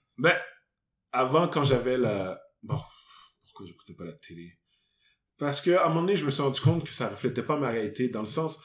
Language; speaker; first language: French; native; French